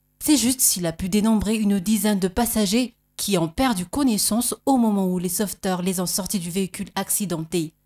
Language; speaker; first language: French; non-native, local second language; Malagasy